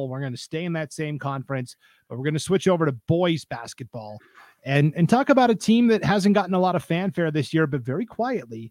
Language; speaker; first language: English; native; English